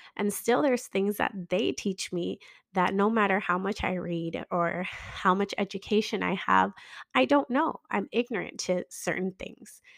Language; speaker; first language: English; native; English